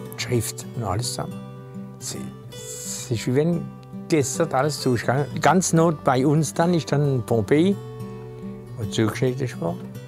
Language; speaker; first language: German; non-native, local second language; Swiss German